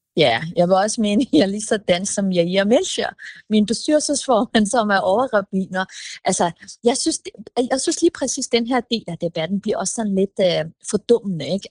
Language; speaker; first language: Danish; early bilingual, other home language; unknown